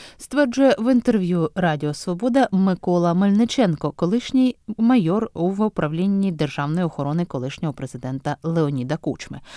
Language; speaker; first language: Ukrainian; native; Ukrainian